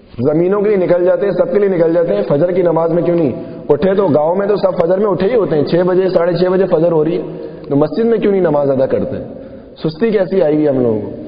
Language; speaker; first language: Urdu; non-native, local second language; Sindhi